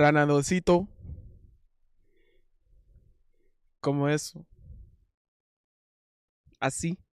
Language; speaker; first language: Spanish; non-native, learner; English